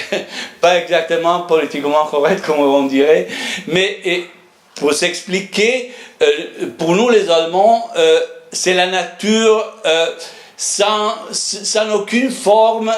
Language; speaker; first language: French; non-native, fluent; German